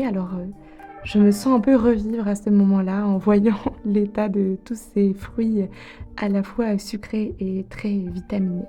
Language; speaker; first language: French; native; French